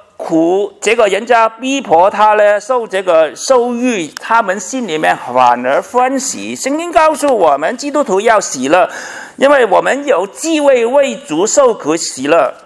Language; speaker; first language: Chinese; non-native, local second language; Cantonese